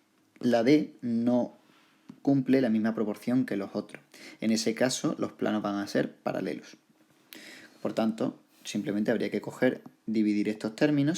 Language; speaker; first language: Spanish; native; Spanish